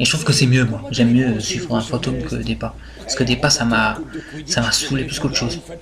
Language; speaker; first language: French; native; French